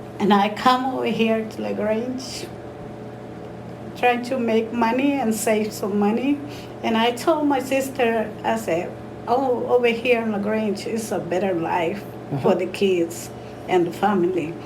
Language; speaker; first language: English; non-native, learner; Spanish